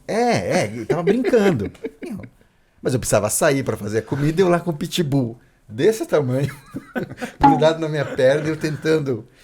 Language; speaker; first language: Portuguese; native; Portuguese